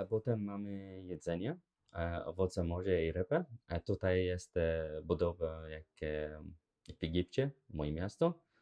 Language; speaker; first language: Polish; non-native, learner; Arabic